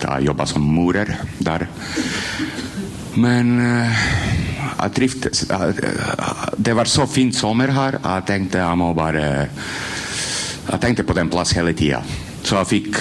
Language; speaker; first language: Norwegian; non-native, fluent; Croatian